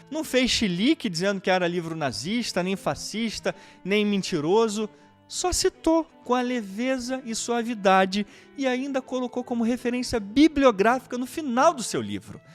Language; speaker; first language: Portuguese; native; Portuguese